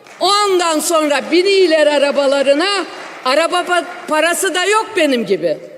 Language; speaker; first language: Turkish; native; Turkish